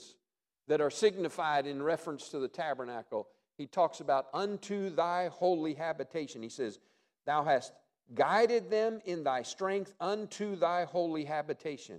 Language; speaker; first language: English; native; English